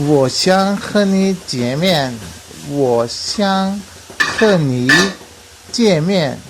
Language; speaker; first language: Chinese; non-native, fluent; Tajik